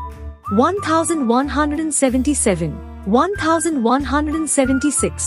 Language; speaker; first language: English; non-native, local second language; Hindi